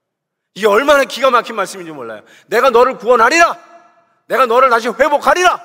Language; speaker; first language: Korean; native; Korean